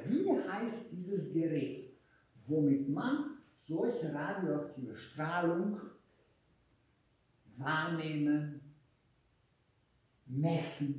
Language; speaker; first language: German; non-native, fluent; Hungarian